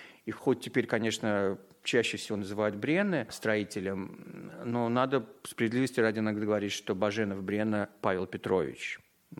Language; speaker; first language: Russian; native; Russian